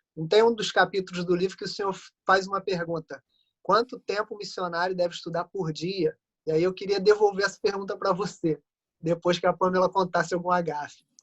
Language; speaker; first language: Portuguese; native; Portuguese